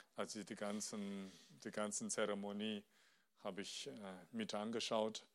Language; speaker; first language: German; non-native, fluent; Chinese